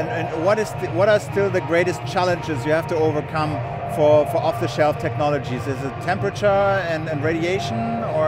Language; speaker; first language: English; non-native, fluent; German